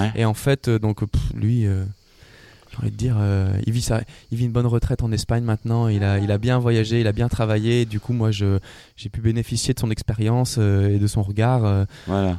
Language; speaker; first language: French; native; French